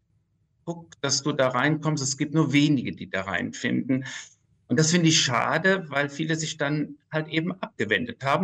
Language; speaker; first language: German; native; German